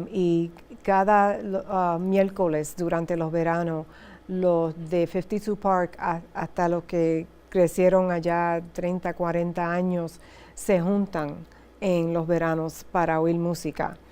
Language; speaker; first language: Spanish; early bilingual, heritage; Spanish